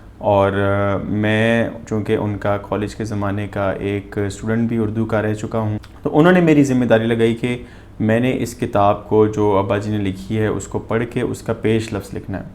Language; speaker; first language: Urdu; native; Urdu